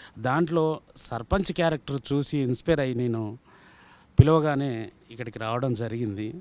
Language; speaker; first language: Telugu; native; Telugu